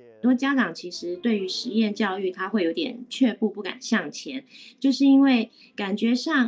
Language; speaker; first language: Chinese; native; Chinese